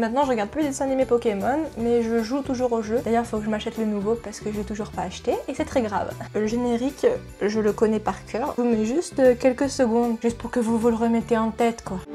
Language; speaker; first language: French; native; French